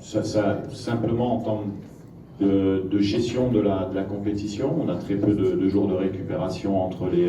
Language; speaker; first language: French; native; French